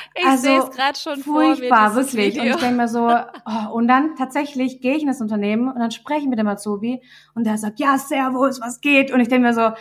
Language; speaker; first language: German; native; German